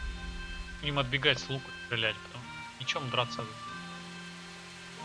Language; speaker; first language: Russian; native; Russian